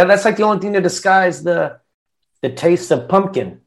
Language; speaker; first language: English; native; English